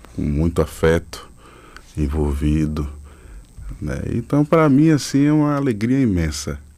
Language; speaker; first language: Portuguese; native; Portuguese